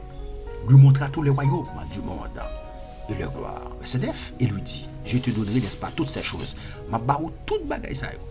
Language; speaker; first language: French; non-native, local second language; Haitian Creole